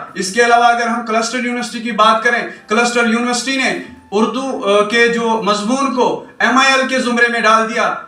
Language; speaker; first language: Urdu; non-native, local second language; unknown